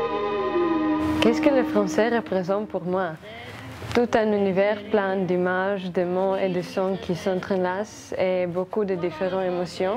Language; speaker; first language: French; non-native, fluent; Croatian